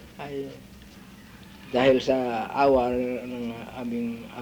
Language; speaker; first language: Filipino; non-native, local second language; Iloko